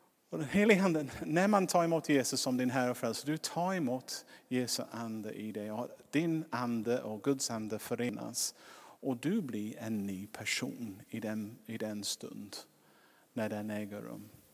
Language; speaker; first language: Swedish; non-native, fluent; English